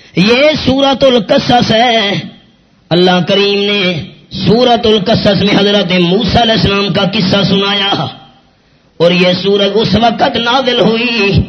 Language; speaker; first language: Urdu; non-native, local second language; Pashto